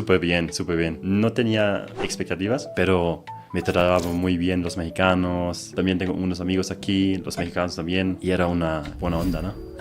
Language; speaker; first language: Spanish; non-native, fluent; German